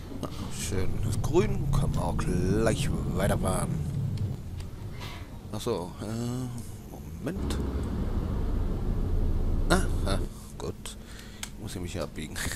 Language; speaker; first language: German; native; German